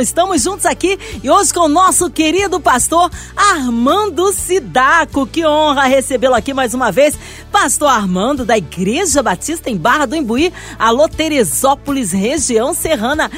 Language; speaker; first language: Portuguese; native; Portuguese